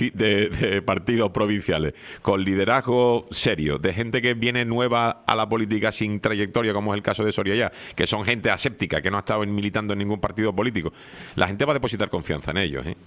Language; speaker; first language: Spanish; native; Spanish